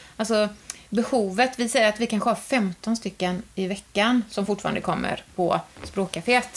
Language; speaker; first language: Swedish; native; Swedish